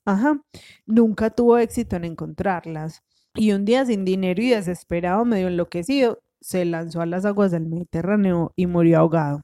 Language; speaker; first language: Spanish; native; Spanish